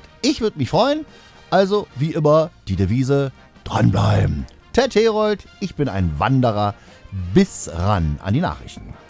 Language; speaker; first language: German; native; German